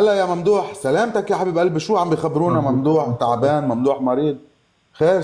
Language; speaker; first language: Arabic; native; Arabic